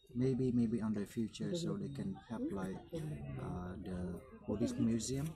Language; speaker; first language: English; non-native, fluent; Vietnamese